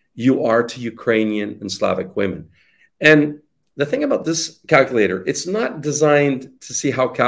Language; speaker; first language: English; native; English